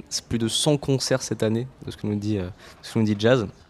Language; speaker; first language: French; native; French